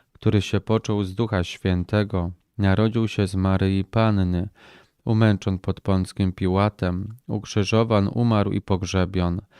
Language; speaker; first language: Polish; native; Polish